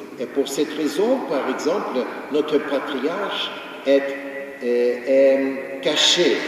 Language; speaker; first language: French; non-native, fluent; Ukrainian